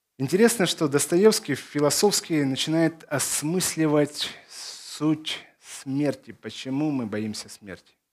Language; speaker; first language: Russian; native; Russian